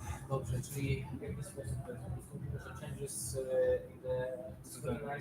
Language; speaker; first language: Polish; native; Polish